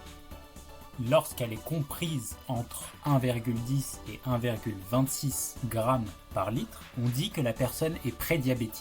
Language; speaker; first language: French; native; French